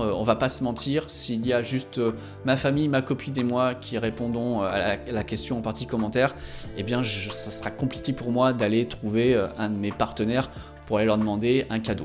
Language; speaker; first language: French; native; French